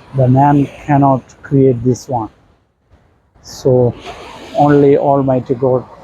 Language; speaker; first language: English; non-native, local second language; Tamil